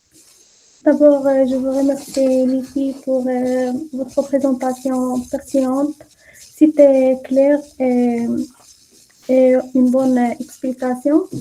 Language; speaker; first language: French; non-native, local second language; Arabic